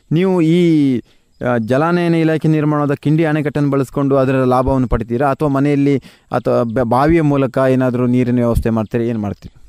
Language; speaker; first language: Kannada; native; Kannada